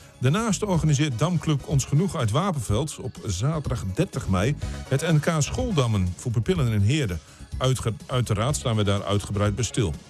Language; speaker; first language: Dutch; native; Dutch